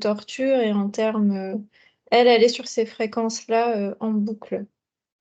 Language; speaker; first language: French; native; French